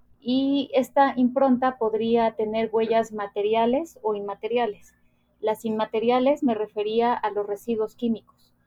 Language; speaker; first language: Spanish; native; Spanish